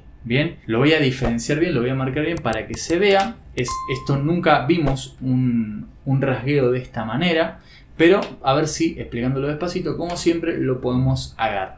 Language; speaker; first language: Spanish; native; Spanish